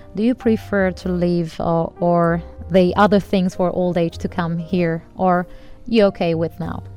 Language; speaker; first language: English; non-native, learner; Turkish